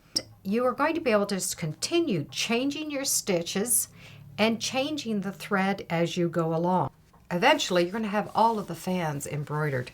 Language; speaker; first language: English; native; English